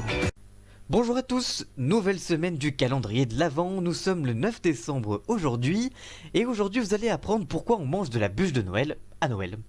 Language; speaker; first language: French; native; French